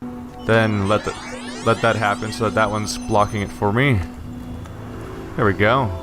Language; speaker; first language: English; native; English